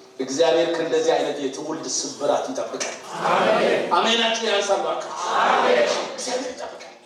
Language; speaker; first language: Amharic; non-native, local second language; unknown